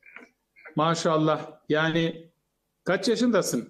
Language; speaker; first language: Turkish; native; Turkish